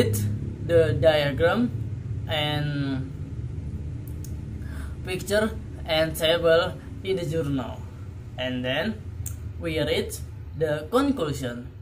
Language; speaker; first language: English; non-native, learner; Indonesian